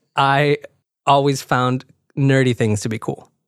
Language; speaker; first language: English; early bilingual, other home language; Spanish